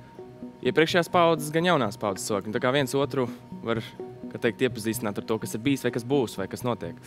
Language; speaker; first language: Latvian; early bilingual, other home language; Italian